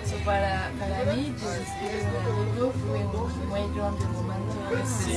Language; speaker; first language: Spanish; non-native, learner; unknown